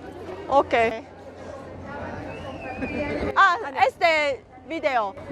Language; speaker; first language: Spanish; non-native, learner; Chinese